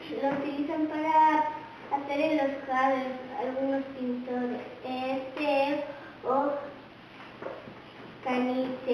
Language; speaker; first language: Spanish; non-native, local second language; Galician